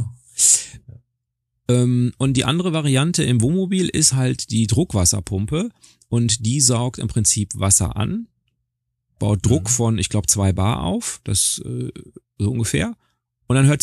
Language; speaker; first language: German; native; German